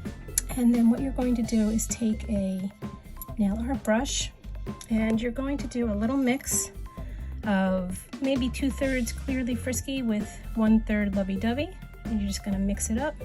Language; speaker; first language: English; native; English